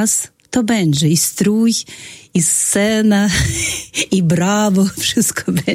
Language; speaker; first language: Polish; non-native, fluent; Russian